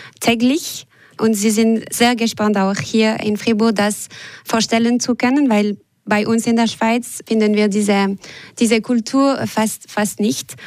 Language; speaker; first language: German; non-native, local second language; French